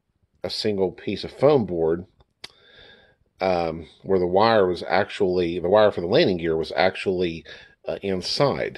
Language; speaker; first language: English; native; English